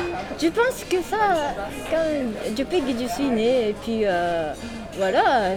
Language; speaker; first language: French; non-native, learner; Japanese